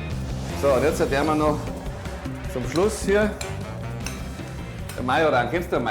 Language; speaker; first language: German; native; German